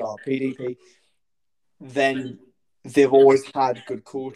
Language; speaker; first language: English; native; English